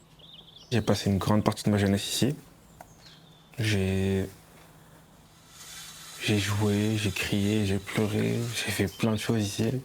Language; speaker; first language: French; native; French